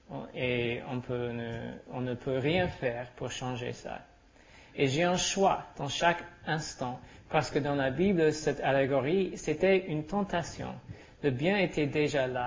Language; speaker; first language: French; non-native, learner; English